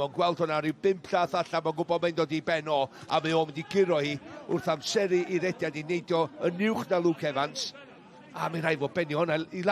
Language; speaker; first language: Welsh; native; Welsh